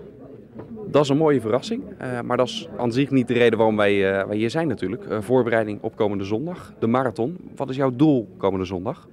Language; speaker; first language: Dutch; native; Dutch